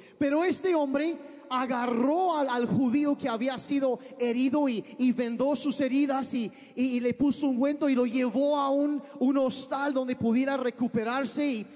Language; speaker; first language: Spanish; early bilingual, other home language; English